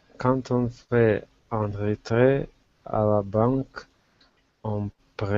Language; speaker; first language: French; non-native, learner; Russian